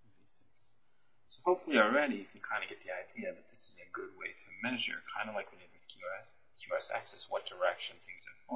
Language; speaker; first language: English; native; English